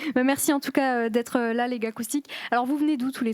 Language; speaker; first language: French; native; French